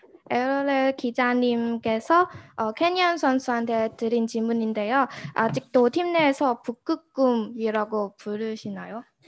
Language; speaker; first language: Korean; non-native, fluent; Chinese